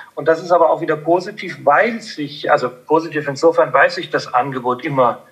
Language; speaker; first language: German; native; German